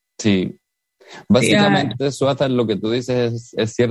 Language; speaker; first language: Spanish; native; Spanish